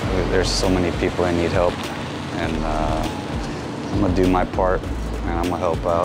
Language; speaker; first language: English; early bilingual, other home language; Spanish